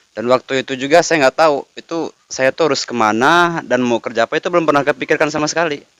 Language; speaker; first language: Indonesian; native; Indonesian